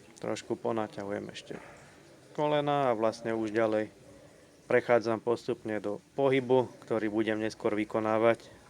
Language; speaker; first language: Slovak; native; Slovak